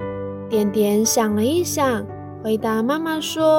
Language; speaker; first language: Chinese; native; Chinese